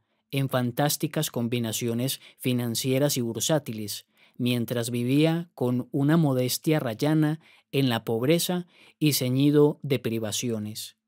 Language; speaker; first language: Spanish; native; Spanish